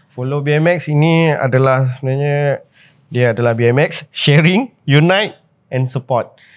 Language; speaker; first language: Malay; native; Malay